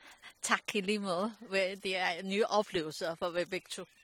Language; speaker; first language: Danish; non-native, learner; Chinese